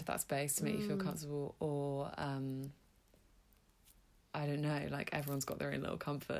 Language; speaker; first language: English; native; English